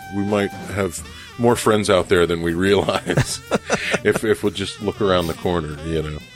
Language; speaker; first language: English; native; English